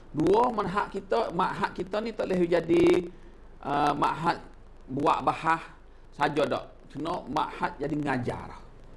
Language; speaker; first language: Malay; native; Malay